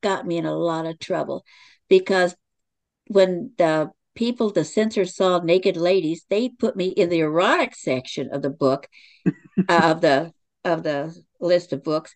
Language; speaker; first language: English; native; English